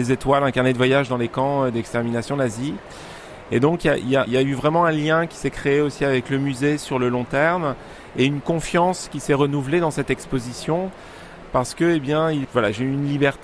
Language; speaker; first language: French; native; French